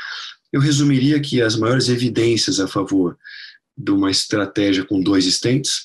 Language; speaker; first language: Portuguese; non-native, fluent; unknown